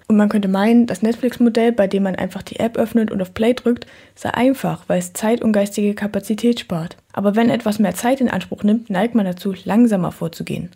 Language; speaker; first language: German; native; German